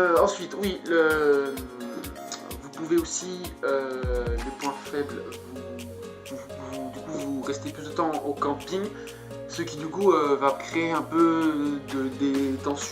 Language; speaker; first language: French; native; French